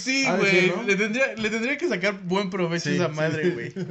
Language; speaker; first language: Spanish; native; Spanish